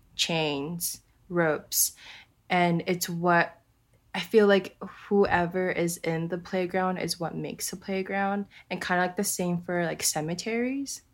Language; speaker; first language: English; early bilingual, other home language; Japanese